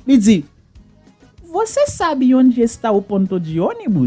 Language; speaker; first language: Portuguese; non-native, fluent; Haitian Creole